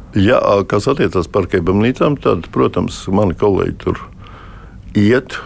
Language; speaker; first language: Latvian; native; Latvian